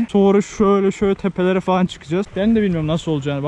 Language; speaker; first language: Turkish; native; Turkish